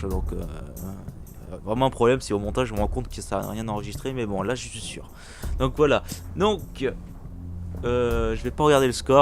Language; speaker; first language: French; native; French